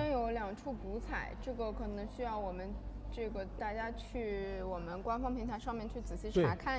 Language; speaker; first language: Chinese; native; Chinese